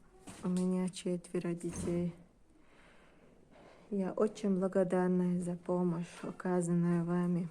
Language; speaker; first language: Russian; non-native, local second language; Chechen